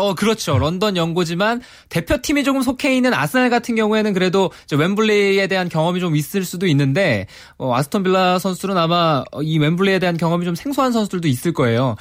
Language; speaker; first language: Korean; native; Korean